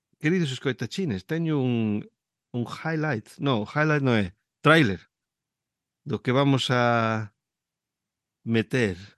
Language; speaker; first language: Galician; early bilingual, heritage; Galician